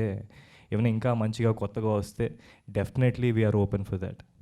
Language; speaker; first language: Telugu; native; Telugu